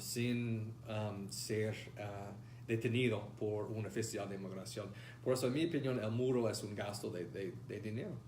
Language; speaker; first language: Spanish; non-native, fluent; English